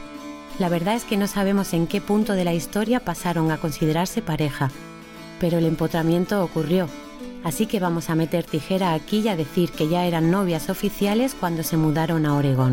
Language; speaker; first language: Spanish; native; Spanish